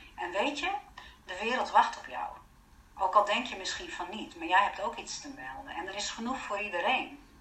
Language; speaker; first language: Dutch; non-native, fluent; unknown